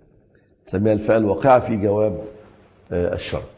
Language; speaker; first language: Arabic; native; Arabic